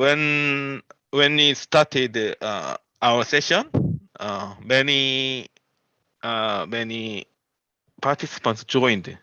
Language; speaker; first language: English; non-native, learner; Korean